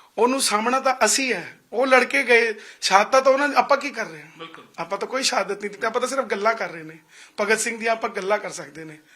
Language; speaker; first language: Punjabi; non-native, local second language; Hindi